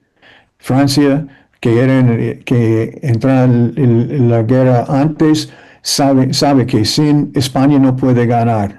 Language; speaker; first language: Spanish; early bilingual, heritage; English